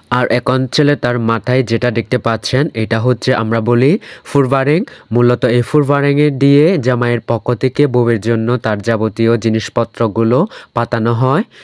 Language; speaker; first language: Bangla; non-native, local second language; Chakma